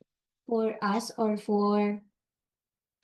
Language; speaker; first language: English; non-native, learner; Indonesian